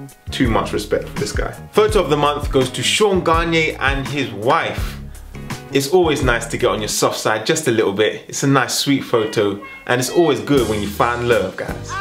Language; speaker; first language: English; native; English